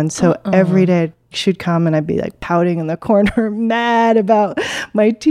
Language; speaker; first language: English; early bilingual, other home language; Chinese